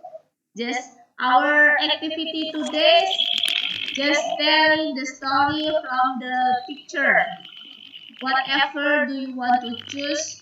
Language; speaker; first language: English; non-native, learner; Indonesian